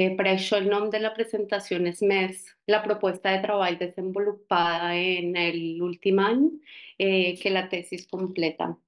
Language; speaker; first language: Catalan; non-native, fluent; Spanish